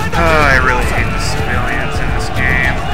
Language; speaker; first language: English; native; English